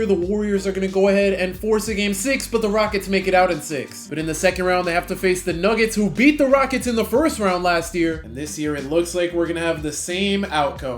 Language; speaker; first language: English; native; English